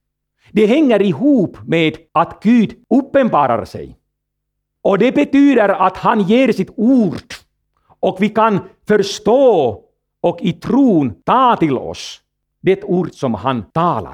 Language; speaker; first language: Swedish; non-native, fluent; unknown